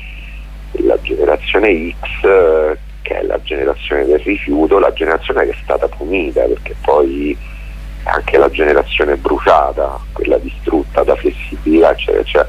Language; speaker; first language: Italian; native; Italian